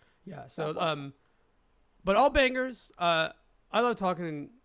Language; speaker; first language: English; native; English